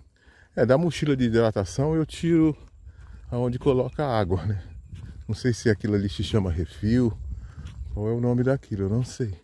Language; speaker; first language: Portuguese; native; Portuguese